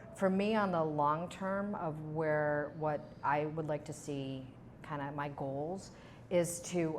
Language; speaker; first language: English; native; English